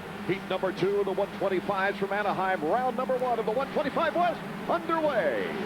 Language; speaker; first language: English; native; English